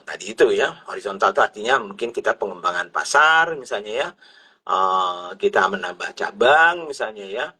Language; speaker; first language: Indonesian; native; Indonesian